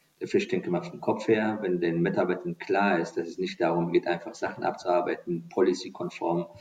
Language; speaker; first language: German; non-native, fluent; Persian